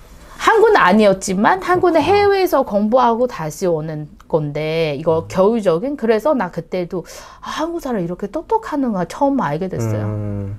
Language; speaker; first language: Korean; non-native, learner; Chinese